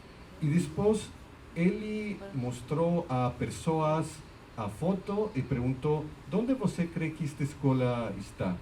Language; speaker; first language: Portuguese; non-native, fluent; Spanish